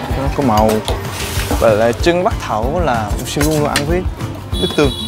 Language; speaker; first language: Vietnamese; non-native, fluent; Korean